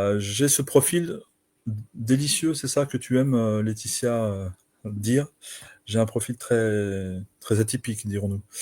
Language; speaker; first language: French; native; French